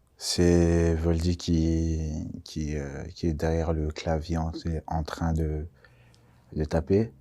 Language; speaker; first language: French; early bilingual, other home language; Kongo